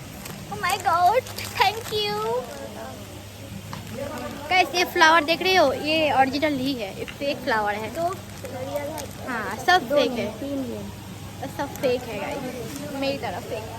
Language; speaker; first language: Hindi; non-native, local second language; Bangla